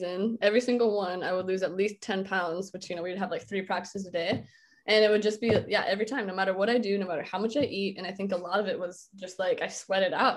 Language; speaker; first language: English; native; English